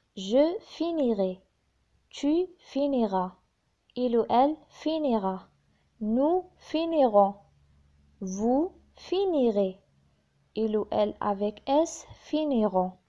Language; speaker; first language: French; non-native, local second language; Arabic